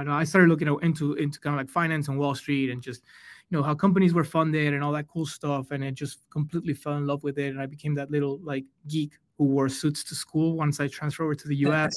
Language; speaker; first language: English; non-native, fluent; Spanish